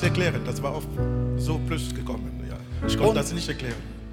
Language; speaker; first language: German; non-native, learner; French